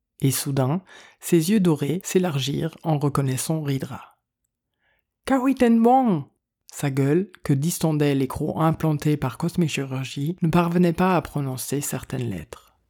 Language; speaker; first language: French; native; French